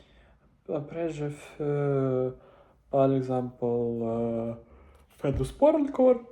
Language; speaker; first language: French; non-native, learner; Russian